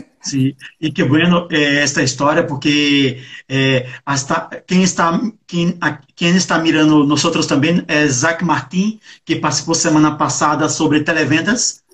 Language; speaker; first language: Portuguese; non-native, learner; Spanish